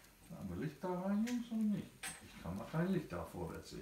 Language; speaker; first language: German; non-native, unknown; English